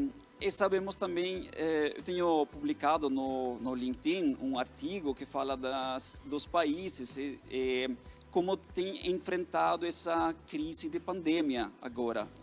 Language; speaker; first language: Portuguese; non-native, fluent; Norwegian